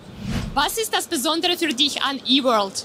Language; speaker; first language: German; native; German